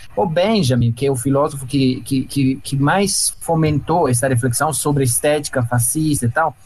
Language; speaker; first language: Portuguese; non-native, fluent; Italian